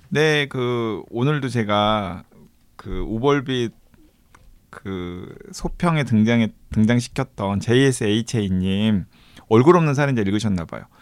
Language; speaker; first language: Korean; native; Korean